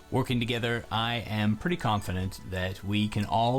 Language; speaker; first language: English; native; English